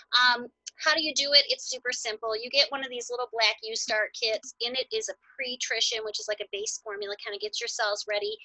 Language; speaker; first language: English; native; English